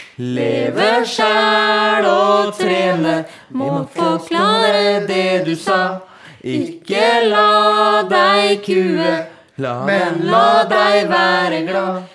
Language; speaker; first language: Norwegian; native; Norwegian